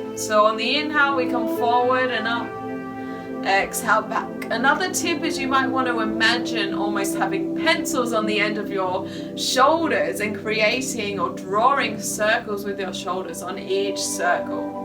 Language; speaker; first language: English; native; English